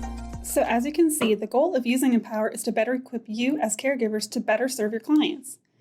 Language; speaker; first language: English; native; English